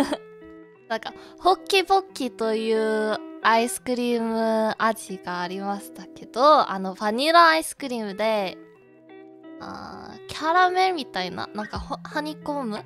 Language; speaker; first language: Japanese; non-native, learner; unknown